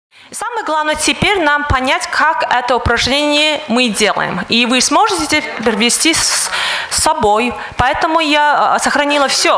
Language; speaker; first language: Russian; non-native, fluent; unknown